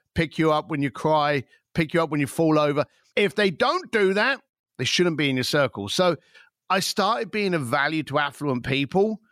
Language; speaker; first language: English; native; English